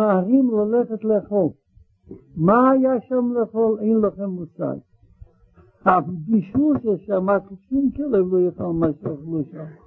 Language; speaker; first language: Hebrew; non-native, learner; Russian